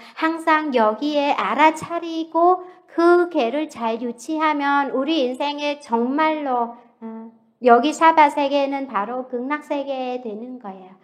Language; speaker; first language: Korean; non-native, fluent; Vietnamese